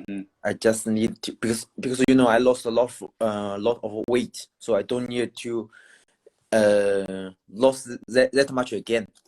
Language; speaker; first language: English; non-native, learner; Chinese